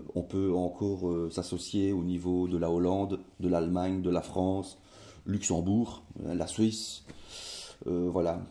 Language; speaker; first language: French; native; French